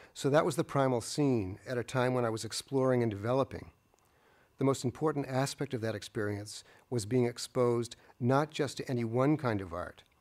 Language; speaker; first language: English; native; English